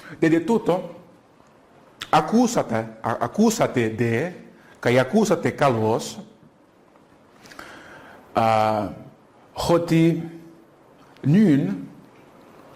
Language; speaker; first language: Greek; non-native, fluent; Portuguese